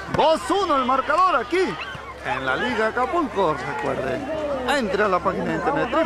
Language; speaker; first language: Spanish; native; Spanish